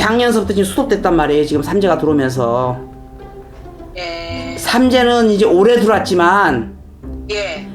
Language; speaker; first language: Korean; native; Korean